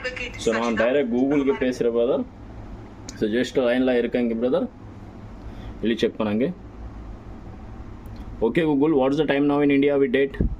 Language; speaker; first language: Tamil; non-native, local second language; Kannada